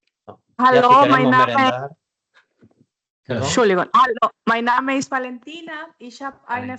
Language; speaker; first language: German; non-native, learner; Spanish